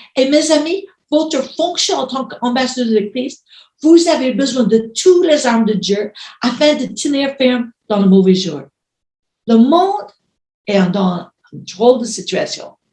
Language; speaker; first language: French; non-native, fluent; English